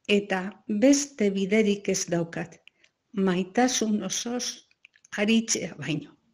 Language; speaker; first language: Basque; non-native, local second language; Spanish